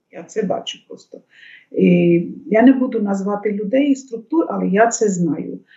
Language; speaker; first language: Ukrainian; non-native, fluent; Bangla